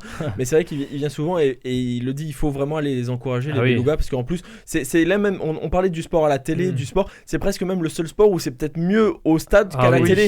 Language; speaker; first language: French; native; French